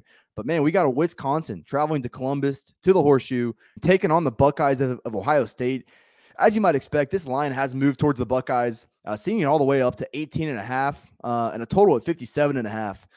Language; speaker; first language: English; native; English